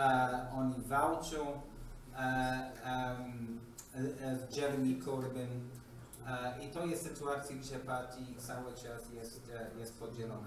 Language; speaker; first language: Polish; non-native, learner; English